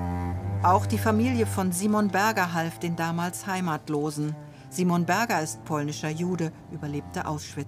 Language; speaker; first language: German; native; German